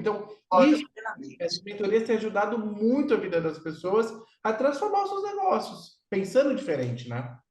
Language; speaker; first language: Portuguese; native; Portuguese